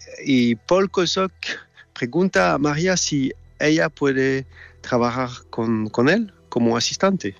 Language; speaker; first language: Spanish; non-native, fluent; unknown